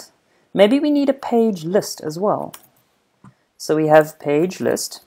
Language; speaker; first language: English; native; English